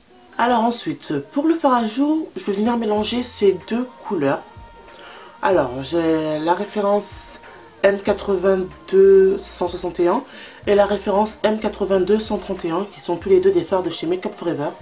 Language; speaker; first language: French; native; French